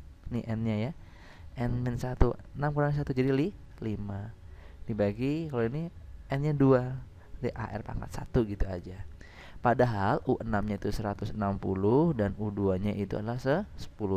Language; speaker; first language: Indonesian; native; Indonesian